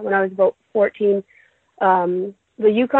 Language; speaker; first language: English; native; English